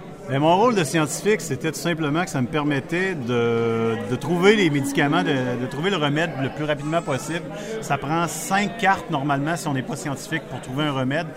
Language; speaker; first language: French; native; French